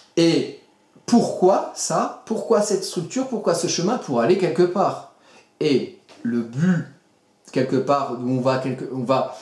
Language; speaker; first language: French; native; French